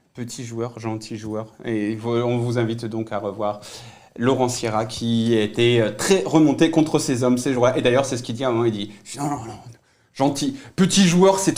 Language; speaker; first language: French; native; French